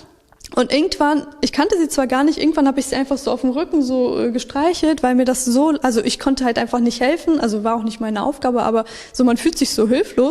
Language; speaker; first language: German; early bilingual, other home language; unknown